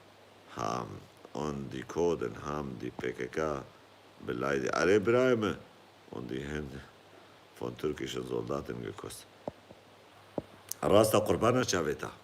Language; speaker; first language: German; non-native, fluent; Kurdish